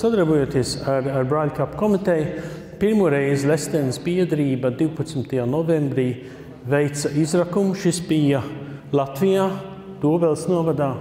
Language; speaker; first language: Latvian; early bilingual, heritage; Latvian